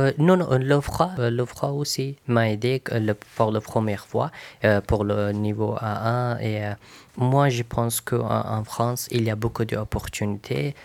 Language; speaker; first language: French; non-native, learner; Persian